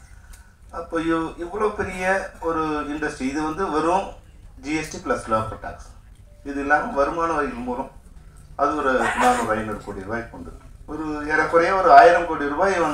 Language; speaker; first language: Tamil; native; Tamil